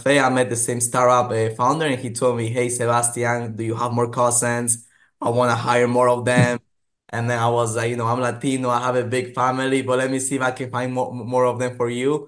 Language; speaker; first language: English; native; English